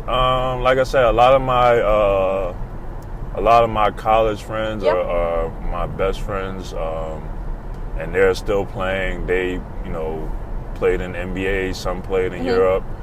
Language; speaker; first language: English; native; English